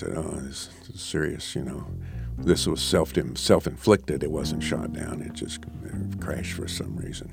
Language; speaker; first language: English; native; English